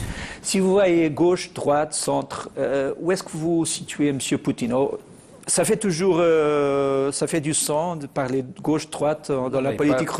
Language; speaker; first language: French; non-native, fluent; Portuguese